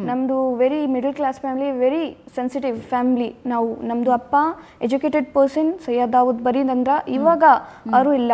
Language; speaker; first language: Kannada; non-native, local second language; Urdu